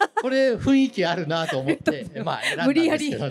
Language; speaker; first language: Japanese; native; Japanese